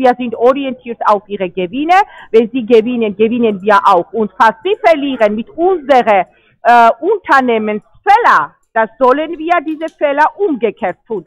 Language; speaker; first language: German; non-native, fluent; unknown